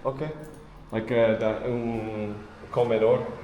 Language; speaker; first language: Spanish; non-native, fluent; English